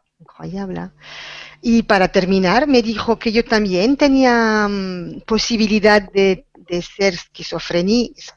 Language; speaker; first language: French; non-native, fluent; Spanish